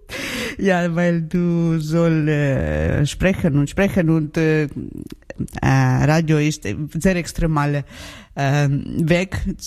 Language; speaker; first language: German; non-native, learner; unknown